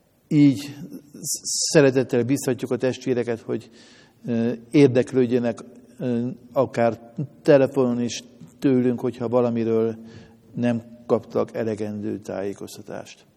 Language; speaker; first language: Hungarian; native; Hungarian